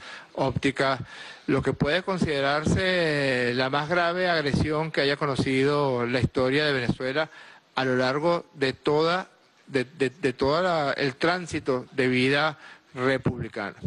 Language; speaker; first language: Spanish; native; Spanish